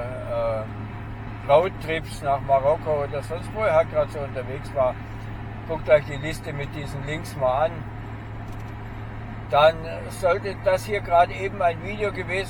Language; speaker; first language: German; native; German